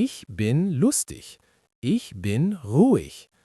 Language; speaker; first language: German; non-native, learner; English